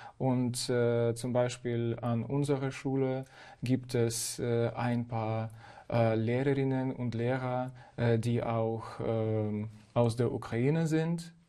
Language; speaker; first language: German; non-native, fluent; Ukrainian